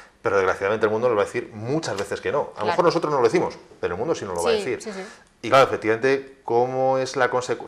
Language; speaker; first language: Spanish; native; Spanish